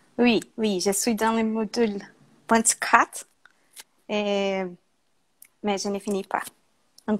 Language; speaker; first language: French; non-native, learner; Portuguese